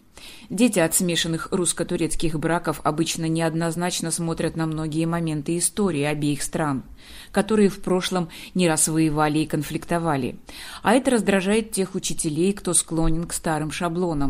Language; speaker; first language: Russian; native; Russian